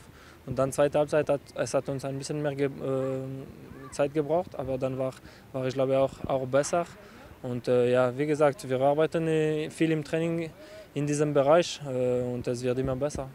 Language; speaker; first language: German; non-native, local second language; French